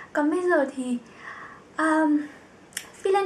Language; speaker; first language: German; non-native, fluent; Vietnamese